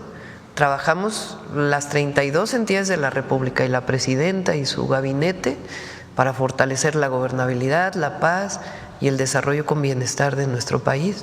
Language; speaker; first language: Spanish; native; Spanish